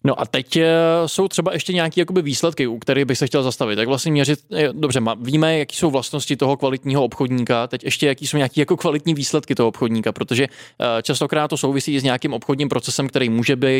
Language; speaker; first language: Czech; native; Czech